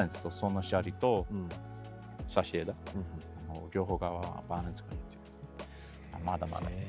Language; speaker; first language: Japanese; non-native, learner; English